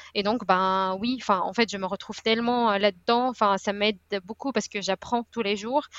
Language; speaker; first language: French; non-native, fluent; Arabic